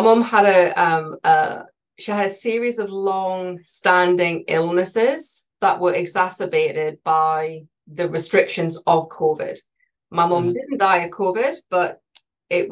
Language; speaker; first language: English; native; English